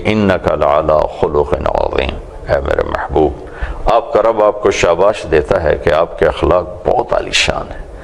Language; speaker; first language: Urdu; non-native, local second language; Punjabi